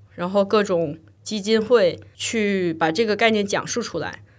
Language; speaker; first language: Chinese; native; Chinese